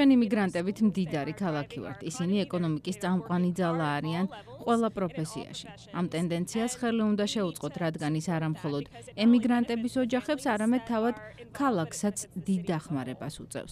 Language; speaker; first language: Georgian; native; Georgian